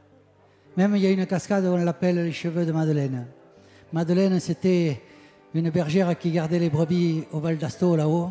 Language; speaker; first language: French; native; French